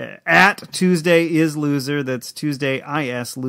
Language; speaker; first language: English; native; English